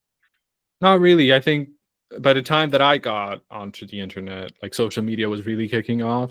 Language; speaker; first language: English; non-native, fluent; Croatian